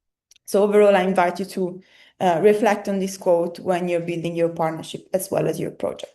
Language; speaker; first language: English; non-native, fluent; Italian